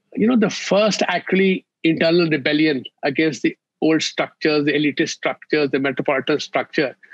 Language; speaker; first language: English; non-native, local second language; Hindi